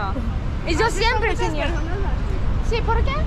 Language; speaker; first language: Spanish; non-native, learner; Japanese